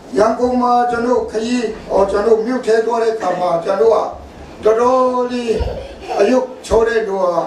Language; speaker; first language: Burmese; non-native, local second language; Kachin